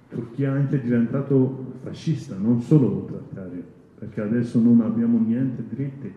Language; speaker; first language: Italian; non-native, learner; Kurdish